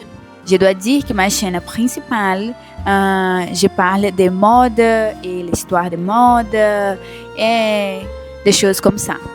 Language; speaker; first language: French; non-native, learner; Portuguese